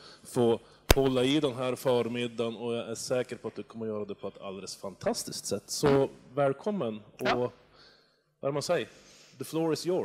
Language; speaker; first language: Swedish; native; Swedish